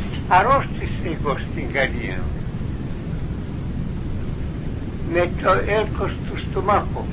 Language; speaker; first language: Greek; non-native, learner; Russian